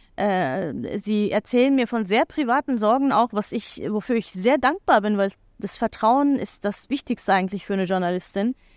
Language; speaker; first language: German; non-native, fluent; Turkish